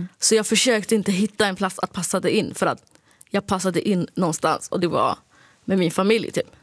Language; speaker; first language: Swedish; early bilingual, other home language; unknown